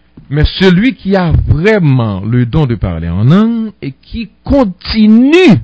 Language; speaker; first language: French; non-native, local second language; Haitian Creole